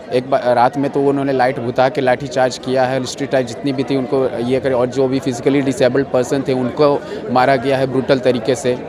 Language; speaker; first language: Hindi; native; Hindi